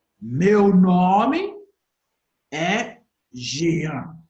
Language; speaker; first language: Portuguese; non-native, fluent; Haitian Creole